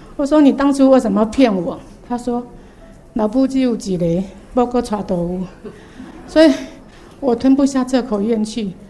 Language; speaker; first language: Chinese; native; Chinese